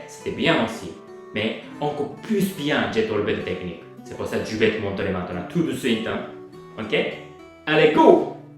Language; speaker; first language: French; non-native, learner; Japanese